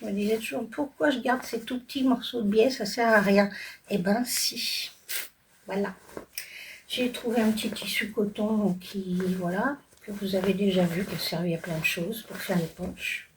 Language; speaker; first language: French; native; French